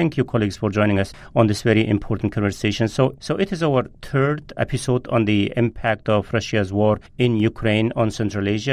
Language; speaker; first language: English; non-native, fluent; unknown